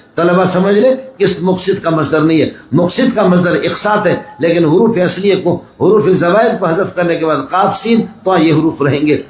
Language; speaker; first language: Urdu; non-native, local second language; Baluchi